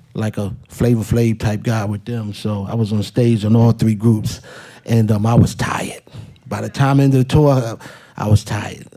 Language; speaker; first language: English; native; English